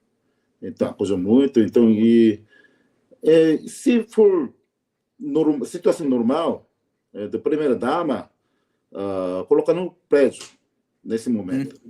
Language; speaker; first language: Portuguese; non-native, learner; Korean